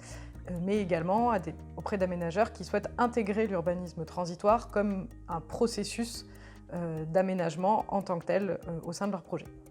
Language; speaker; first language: French; native; French